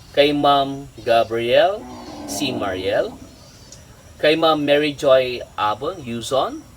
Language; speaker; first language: Filipino; non-native, local second language; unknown